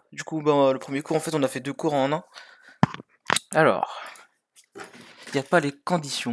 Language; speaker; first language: French; native; French